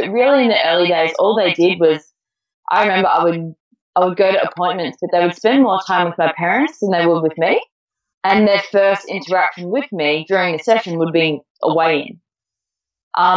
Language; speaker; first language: English; native; English